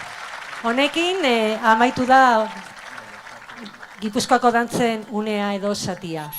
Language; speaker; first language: Basque; native; Basque